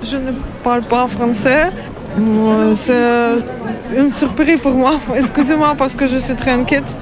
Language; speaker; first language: French; non-native, learner; Ukrainian